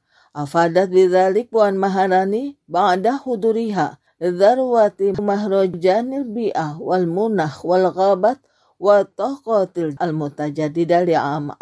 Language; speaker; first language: Arabic; non-native, fluent; Indonesian